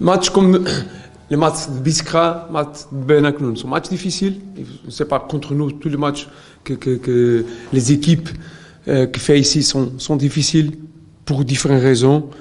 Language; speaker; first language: French; non-native, learner; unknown